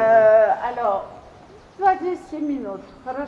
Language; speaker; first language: Russian; non-native, learner; French